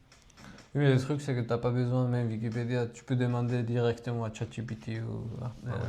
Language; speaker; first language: French; non-native, fluent; Georgian